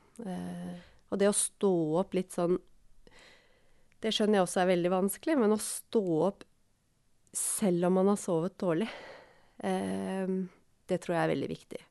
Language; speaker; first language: Norwegian; native; Norwegian